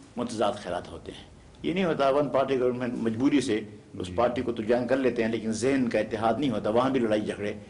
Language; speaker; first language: Urdu; non-native, local second language; Pashto